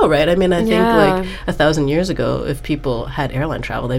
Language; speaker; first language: English; native; English